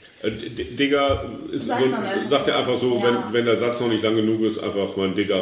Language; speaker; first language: German; native; German